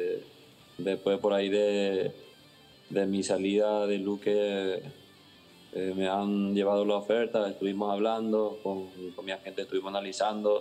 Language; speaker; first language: Spanish; native; Spanish